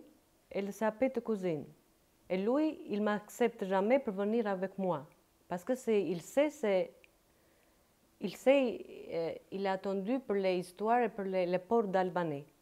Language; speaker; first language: French; non-native, learner; Albanian